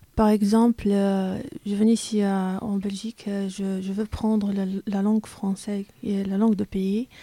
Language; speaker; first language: French; non-native, learner; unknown